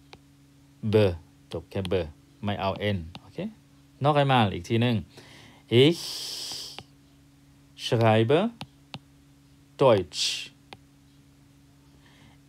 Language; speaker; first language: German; non-native, fluent; Thai